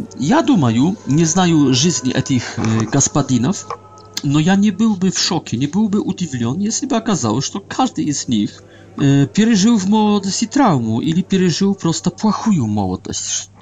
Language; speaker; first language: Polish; non-native, learner; Russian